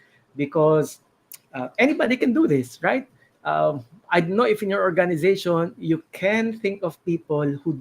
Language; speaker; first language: English; non-native, local second language; Filipino